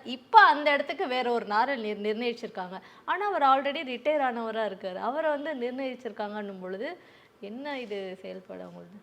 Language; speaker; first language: Tamil; native; Tamil